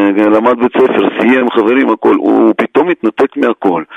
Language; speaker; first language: Hebrew; non-native, fluent; Russian